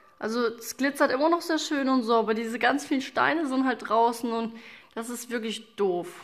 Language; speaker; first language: German; early bilingual, other home language; Russian